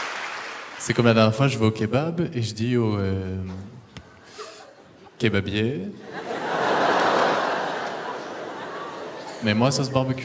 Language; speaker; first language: French; native; French